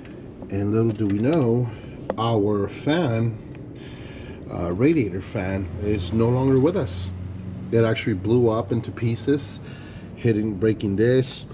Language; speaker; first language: English; native; English